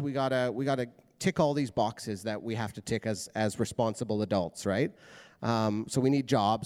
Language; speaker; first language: English; native; English